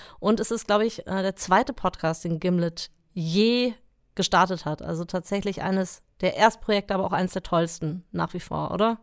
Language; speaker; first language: German; native; German